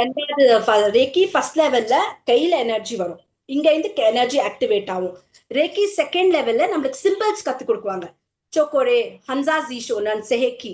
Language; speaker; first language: Tamil; native; Tamil